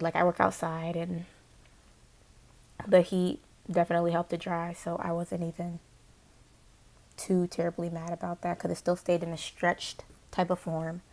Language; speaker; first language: English; native; English